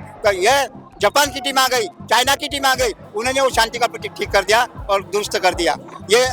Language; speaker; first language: Hindi; native; Hindi